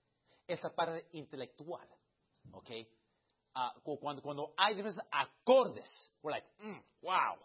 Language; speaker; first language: Spanish; early bilingual, heritage; Spanish